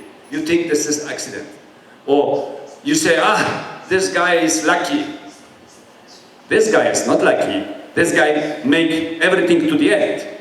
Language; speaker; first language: English; non-native, learner; Polish